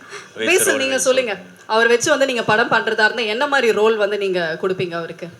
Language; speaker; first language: Tamil; native; Tamil